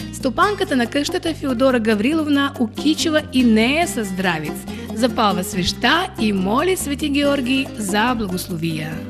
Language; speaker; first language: Bulgarian; early bilingual, heritage; Bulgarian